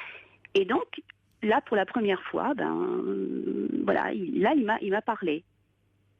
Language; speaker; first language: French; native; French